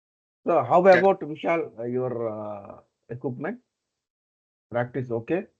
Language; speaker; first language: English; non-native, learner; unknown